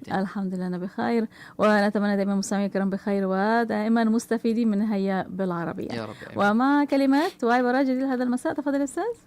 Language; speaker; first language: Arabic; non-native, fluent; Malay